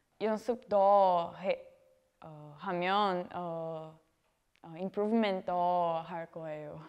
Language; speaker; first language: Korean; non-native, learner; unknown